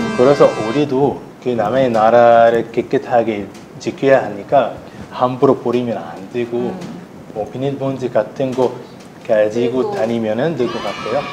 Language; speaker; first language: Korean; non-native, fluent; Arabic